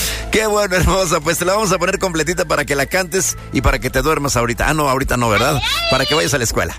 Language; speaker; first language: Spanish; native; Spanish